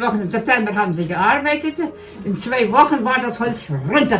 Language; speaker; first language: German; native; German